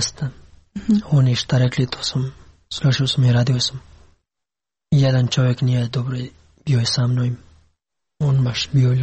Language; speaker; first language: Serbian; non-native, learner; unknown